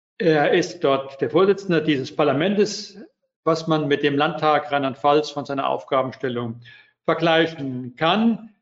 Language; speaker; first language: German; native; German